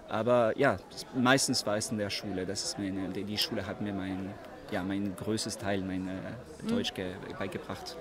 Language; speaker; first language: German; non-native, learner; French